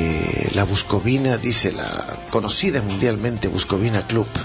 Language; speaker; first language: Spanish; native; Spanish